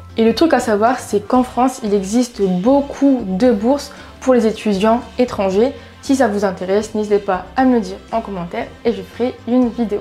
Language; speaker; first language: French; native; French